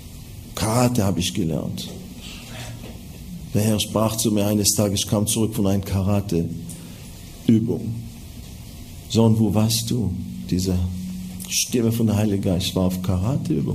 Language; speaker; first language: German; non-native, fluent; Hebrew